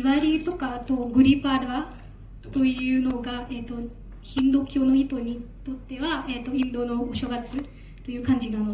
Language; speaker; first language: Japanese; non-native, learner; Marathi